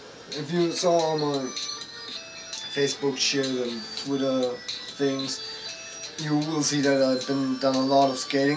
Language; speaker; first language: English; non-native, fluent; German